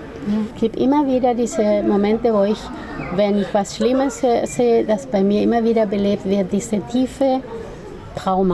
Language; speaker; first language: German; non-native, fluent; Spanish